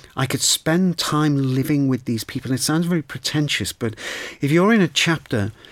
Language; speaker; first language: English; native; English